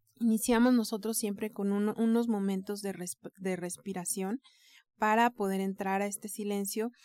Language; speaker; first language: Spanish; native; Spanish